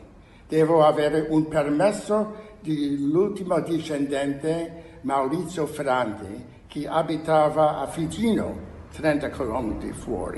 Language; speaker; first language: Italian; non-native, learner; English